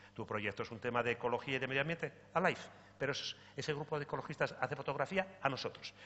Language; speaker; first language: Spanish; native; Spanish